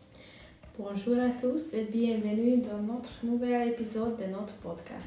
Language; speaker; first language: French; non-native, learner; Hungarian